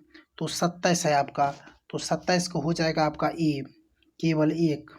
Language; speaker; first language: Hindi; native; Hindi